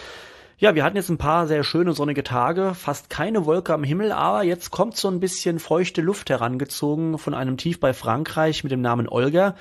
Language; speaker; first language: German; native; German